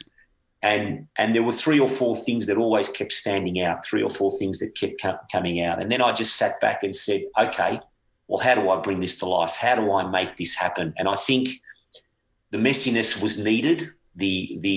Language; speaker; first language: English; native; English